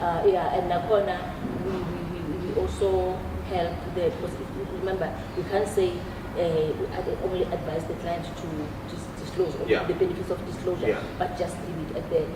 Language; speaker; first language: English; non-native, local second language; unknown